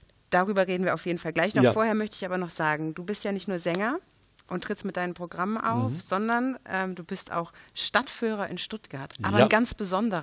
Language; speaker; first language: German; native; German